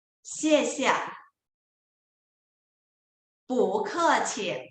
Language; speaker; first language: Chinese; non-native, fluent; Thai